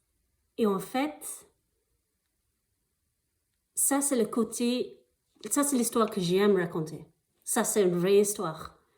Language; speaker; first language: French; non-native, fluent; English